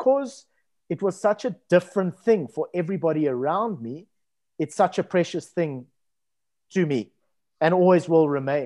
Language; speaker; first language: English; native; English